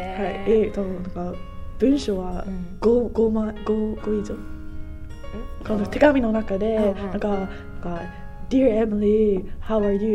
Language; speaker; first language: Japanese; non-native, learner; English